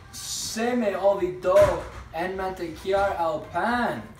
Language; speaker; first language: Spanish; non-native, learner; English